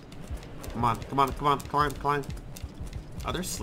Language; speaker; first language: English; native; English